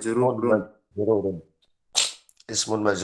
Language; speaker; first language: Arabic; non-native, fluent; Indonesian